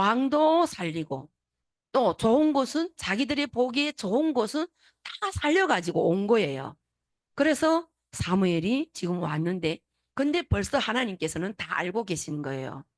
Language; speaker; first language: Korean; native; Korean